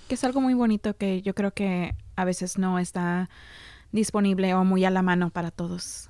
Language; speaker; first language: Spanish; early bilingual, heritage; Spanish